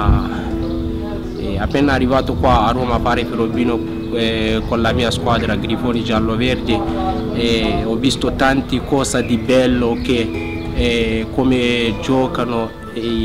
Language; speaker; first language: Italian; non-native, learner; Hausa